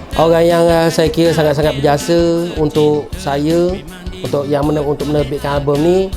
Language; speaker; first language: Malay; native; Malay